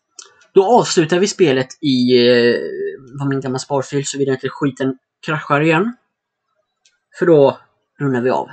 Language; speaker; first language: Swedish; native; Swedish